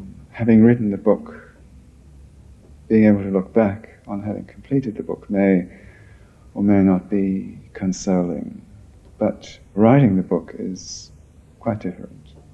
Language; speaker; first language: English; native; English